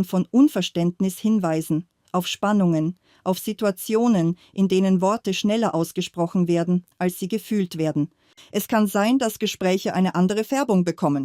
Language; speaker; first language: German; native; German